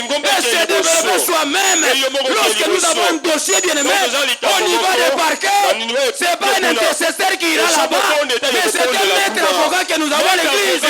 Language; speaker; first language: French; non-native, local second language; Lingala